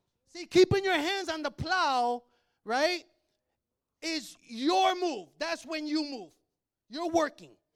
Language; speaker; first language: English; native; English